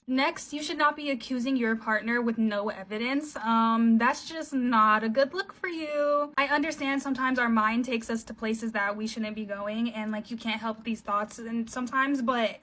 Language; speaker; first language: English; native; English